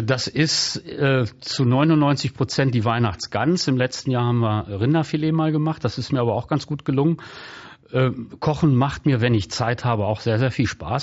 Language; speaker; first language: German; native; German